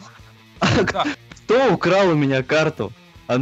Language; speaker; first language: Russian; native; Russian